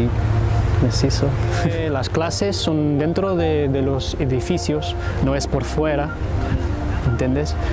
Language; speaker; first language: Spanish; non-native, fluent; Portuguese